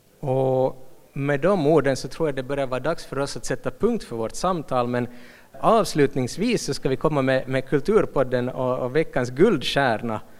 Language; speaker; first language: Swedish; native; Swedish